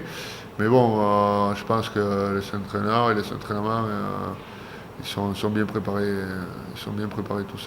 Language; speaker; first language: French; non-native, fluent; Spanish